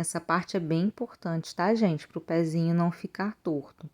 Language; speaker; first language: Portuguese; native; Portuguese